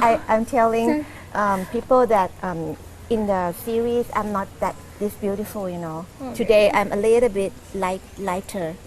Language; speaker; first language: English; non-native, learner; Thai